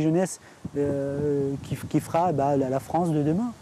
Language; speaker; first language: French; native; French